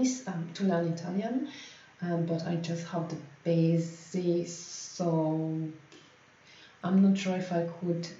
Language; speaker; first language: English; non-native, fluent; French